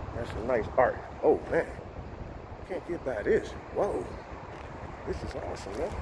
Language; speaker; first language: English; native; English